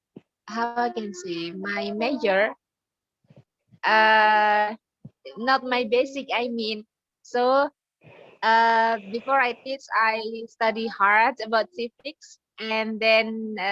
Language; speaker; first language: English; non-native, learner; Indonesian